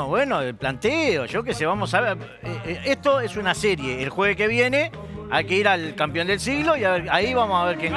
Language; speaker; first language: Spanish; native; Spanish